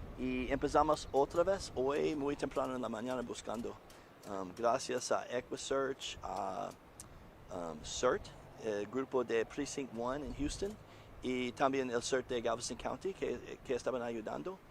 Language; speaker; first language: Spanish; non-native, learner; English